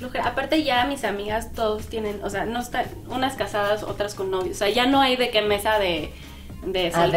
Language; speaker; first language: Spanish; native; Spanish